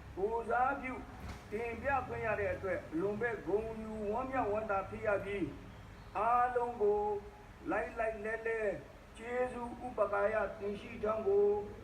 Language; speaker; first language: Burmese; non-native, local second language; Shan